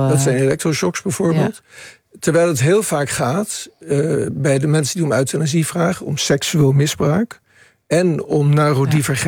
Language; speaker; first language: Dutch; native; Dutch